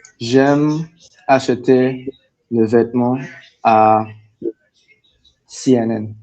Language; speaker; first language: French; non-native, learner; English